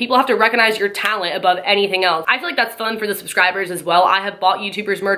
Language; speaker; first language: English; native; English